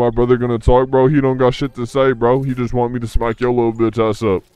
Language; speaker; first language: English; native; English